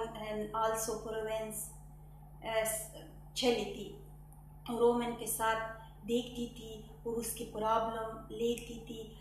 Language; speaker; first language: Hindi; non-native, fluent; Persian